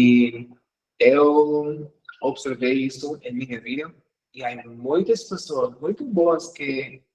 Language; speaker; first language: Portuguese; non-native, fluent; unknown